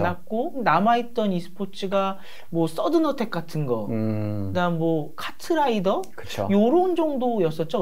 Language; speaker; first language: Korean; native; Korean